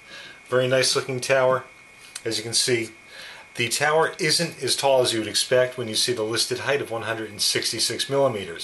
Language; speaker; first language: English; native; English